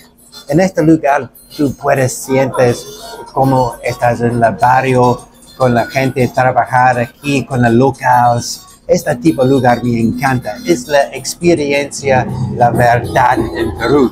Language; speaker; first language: Spanish; non-native, learner; English